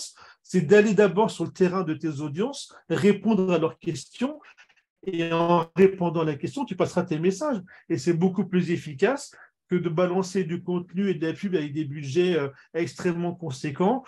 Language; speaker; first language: French; native; French